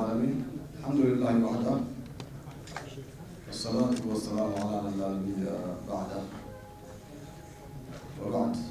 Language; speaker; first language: Arabic; non-native, fluent; Amharic